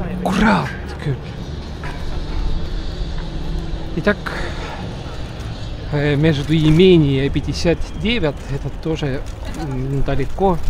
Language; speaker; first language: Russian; non-native, local second language; Estonian